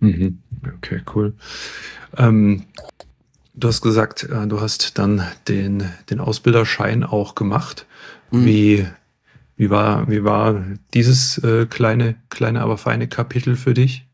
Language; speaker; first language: German; native; German